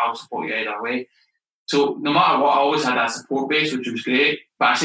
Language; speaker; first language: English; native; English